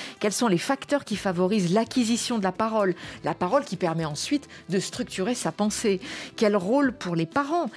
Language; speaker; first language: French; native; French